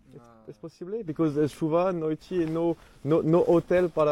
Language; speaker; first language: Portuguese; non-native, learner; French